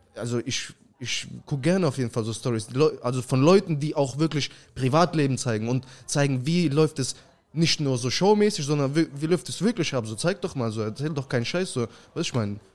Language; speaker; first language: German; early bilingual, other home language; Russian